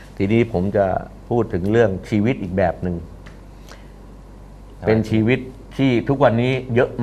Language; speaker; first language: Thai; native; Thai